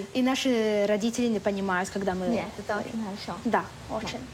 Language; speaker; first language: Russian; non-native, learner; French